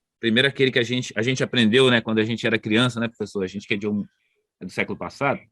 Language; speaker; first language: Portuguese; native; Portuguese